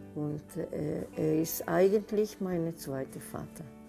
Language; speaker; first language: German; early bilingual, heritage; German